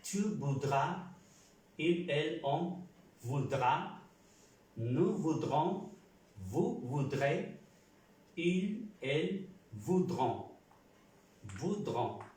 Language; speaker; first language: French; non-native, fluent; Spanish